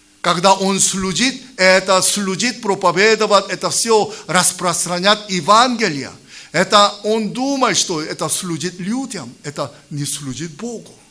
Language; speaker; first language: Russian; non-native, learner; Korean